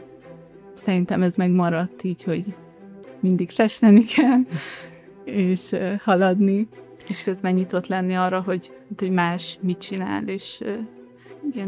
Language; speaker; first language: Hungarian; early bilingual, heritage; Hungarian